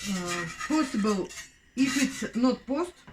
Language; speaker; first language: English; non-native, learner; Russian